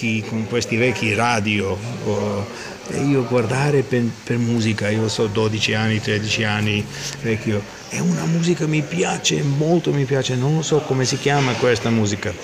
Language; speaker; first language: Italian; non-native, learner; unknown